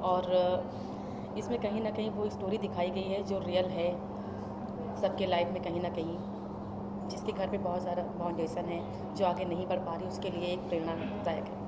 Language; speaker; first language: Hindi; native; Hindi